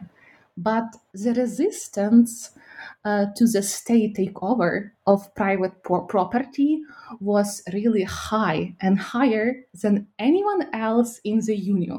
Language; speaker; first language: English; non-native, fluent; Ukrainian